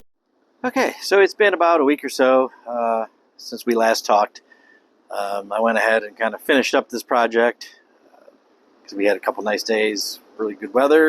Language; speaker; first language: English; native; English